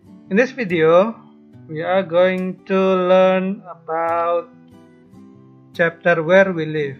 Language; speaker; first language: English; non-native, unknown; Indonesian